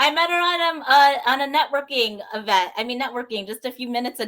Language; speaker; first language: English; native; English